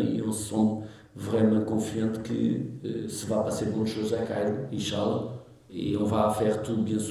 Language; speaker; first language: French; non-native, learner; Portuguese